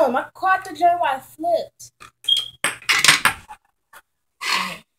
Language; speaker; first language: English; native; English